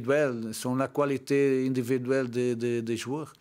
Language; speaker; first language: French; non-native, learner; Portuguese